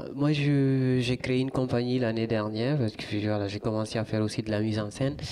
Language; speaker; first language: French; non-native, local second language; Fula